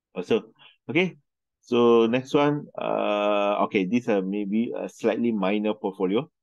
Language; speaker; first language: English; non-native, local second language; Malay